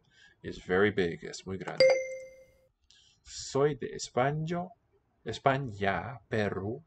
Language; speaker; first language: Spanish; non-native, learner; English